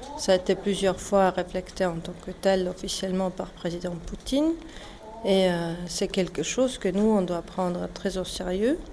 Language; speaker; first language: French; non-native, fluent; Estonian